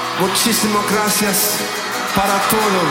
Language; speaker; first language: Spanish; non-native, learner; English